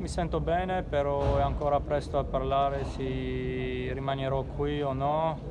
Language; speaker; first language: Italian; non-native, learner; Armenian